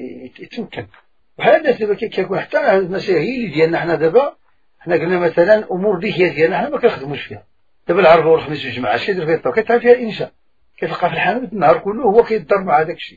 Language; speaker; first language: Arabic; native; Arabic